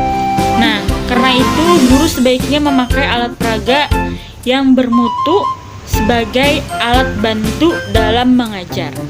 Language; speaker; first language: Indonesian; native; Indonesian